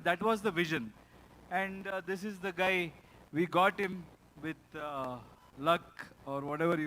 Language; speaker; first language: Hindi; non-native, local second language; Kannada